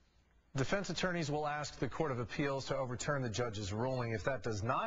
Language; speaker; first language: English; native; English